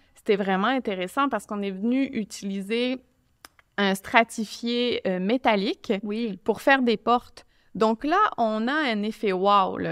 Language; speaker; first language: French; native; French